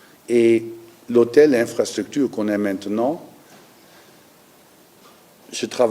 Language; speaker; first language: French; non-native, learner; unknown